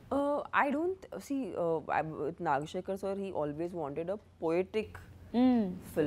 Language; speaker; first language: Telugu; non-native, fluent; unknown